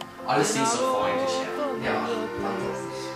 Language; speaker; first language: German; non-native, learner; Norwegian